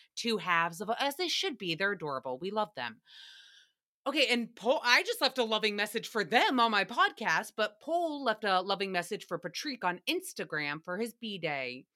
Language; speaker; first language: English; early bilingual, other home language; Armenian